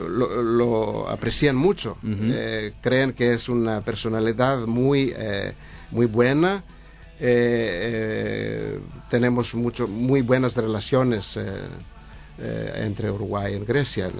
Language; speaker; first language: Spanish; non-native, learner; Greek